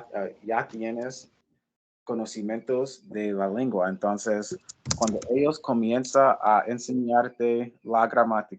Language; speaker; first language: Spanish; non-native, learner; English